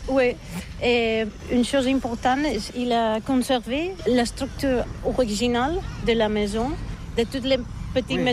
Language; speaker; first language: French; non-native, learner; Catalan